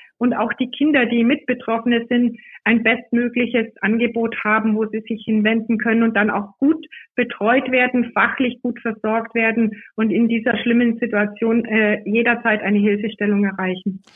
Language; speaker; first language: German; native; German